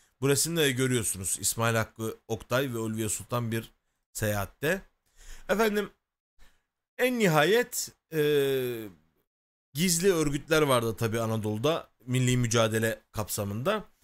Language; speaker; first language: Turkish; native; Turkish